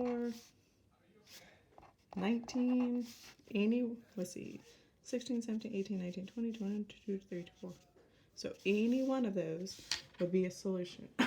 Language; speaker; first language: English; native; English